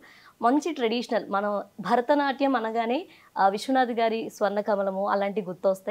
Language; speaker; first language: Telugu; native; Telugu